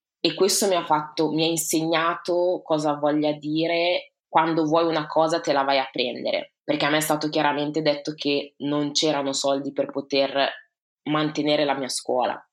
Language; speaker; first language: Italian; early bilingual, other home language; Akan